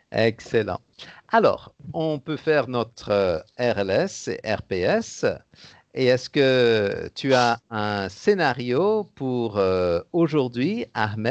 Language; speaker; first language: French; native; French